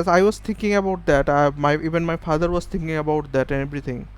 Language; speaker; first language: English; non-native, fluent; Bangla